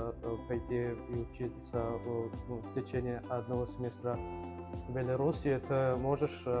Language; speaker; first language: Russian; non-native, local second language; Tajik